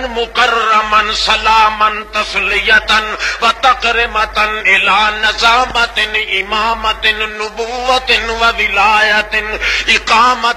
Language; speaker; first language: Arabic; non-native, fluent; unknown